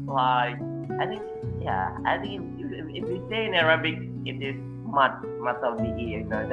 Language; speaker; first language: English; non-native, fluent; Indonesian